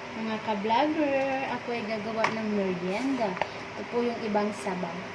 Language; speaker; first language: Filipino; non-native, local second language; Bikol